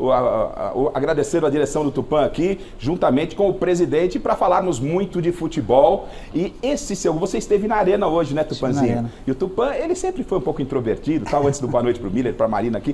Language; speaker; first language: Portuguese; native; Portuguese